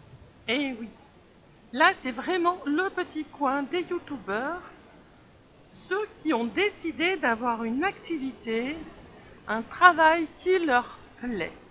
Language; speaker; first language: French; native; French